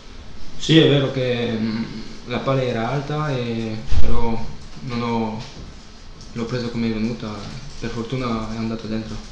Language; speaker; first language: Italian; non-native, fluent; French